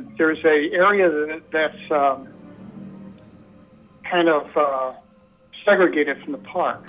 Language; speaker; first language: English; native; English